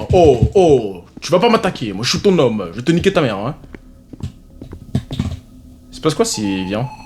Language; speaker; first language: French; native; French